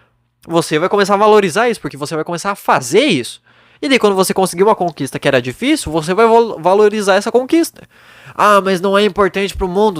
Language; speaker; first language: Portuguese; native; Portuguese